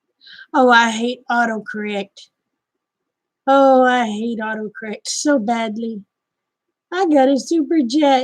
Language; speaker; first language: English; native; English